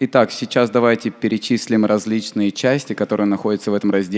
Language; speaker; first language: Russian; native; Russian